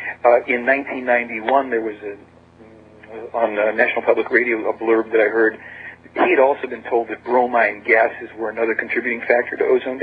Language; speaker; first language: English; native; English